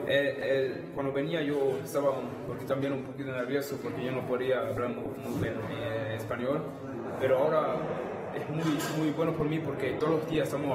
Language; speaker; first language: Spanish; non-native, learner; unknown